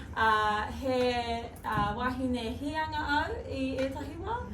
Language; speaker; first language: Māori; non-native, local second language; English